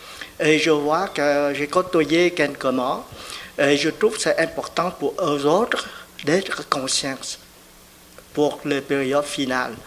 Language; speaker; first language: French; non-native, fluent; Vietnamese